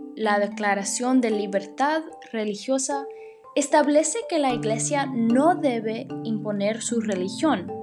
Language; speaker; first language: Spanish; non-native, fluent; English